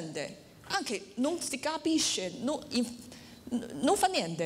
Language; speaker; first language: Italian; non-native, learner; Chinese